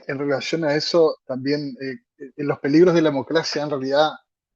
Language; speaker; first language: Spanish; native; Spanish